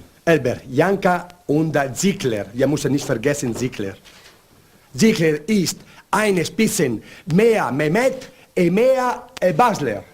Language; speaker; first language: German; non-native, learner; Italian